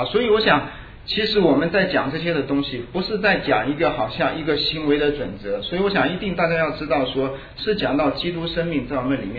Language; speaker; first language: Chinese; native; Chinese